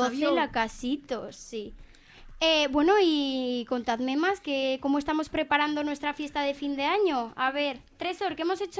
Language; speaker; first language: Spanish; native; Spanish